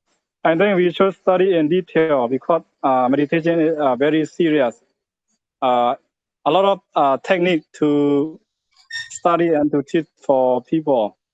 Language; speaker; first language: English; non-native, learner; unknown